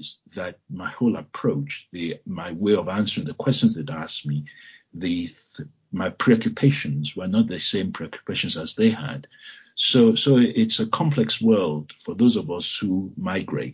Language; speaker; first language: English; non-native, local second language; Yoruba